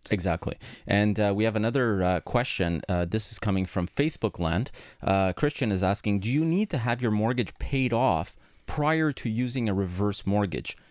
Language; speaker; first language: English; non-native, fluent; Greek